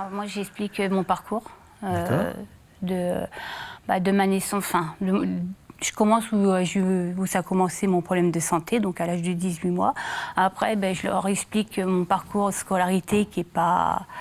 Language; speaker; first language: French; native; French